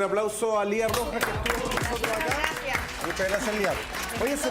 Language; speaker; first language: Spanish; native; Spanish